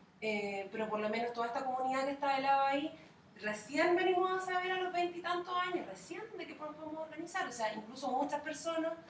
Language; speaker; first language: Spanish; native; Spanish